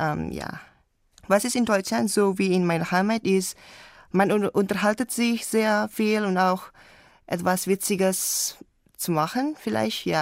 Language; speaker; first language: German; non-native, learner; Indonesian